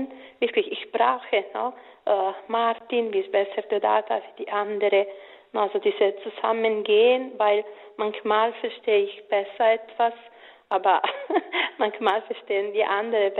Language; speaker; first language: German; non-native, fluent; Italian